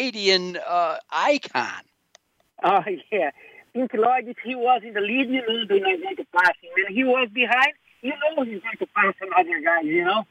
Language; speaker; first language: English; non-native, fluent; Portuguese